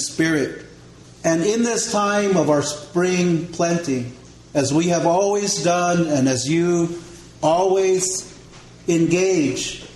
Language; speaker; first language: English; non-native, local second language; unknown